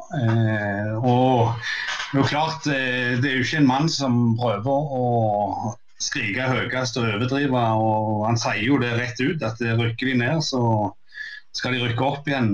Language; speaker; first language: Norwegian; non-native, fluent; English